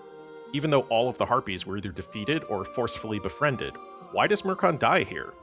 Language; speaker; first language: English; native; English